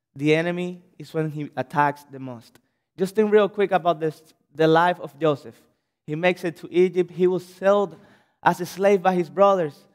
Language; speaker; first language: English; non-native, fluent; Spanish